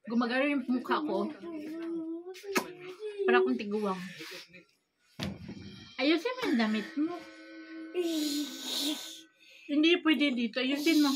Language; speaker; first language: Filipino; non-native, local second language; Cebuano